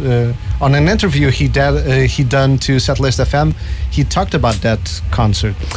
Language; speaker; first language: English; non-native, fluent; Portuguese